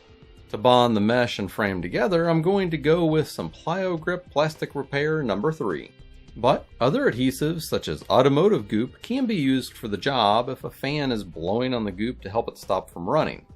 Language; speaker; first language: English; native; English